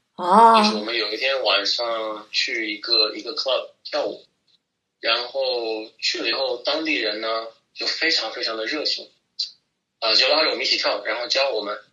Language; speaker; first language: Chinese; native; Chinese